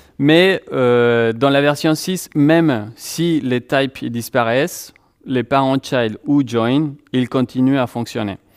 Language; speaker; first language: French; non-native, fluent; Spanish